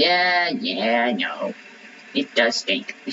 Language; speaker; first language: English; native; English